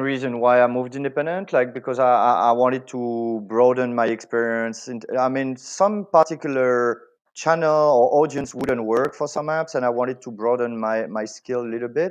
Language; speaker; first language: English; non-native, fluent; French